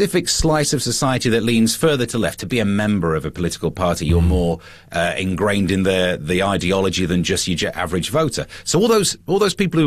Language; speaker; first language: English; native; English